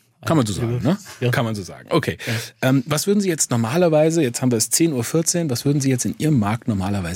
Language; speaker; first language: German; native; German